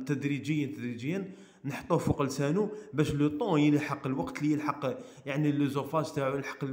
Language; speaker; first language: Arabic; native; Arabic